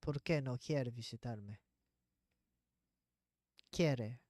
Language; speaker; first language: Spanish; non-native, learner; English